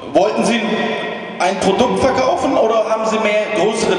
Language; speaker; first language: German; non-native, fluent; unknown